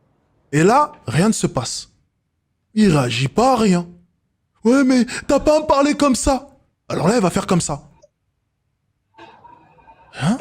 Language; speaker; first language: French; native; French